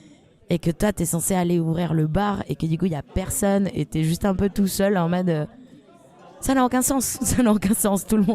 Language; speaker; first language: French; non-native, fluent; Spanish